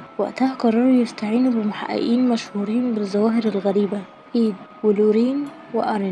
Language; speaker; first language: Arabic; native; Arabic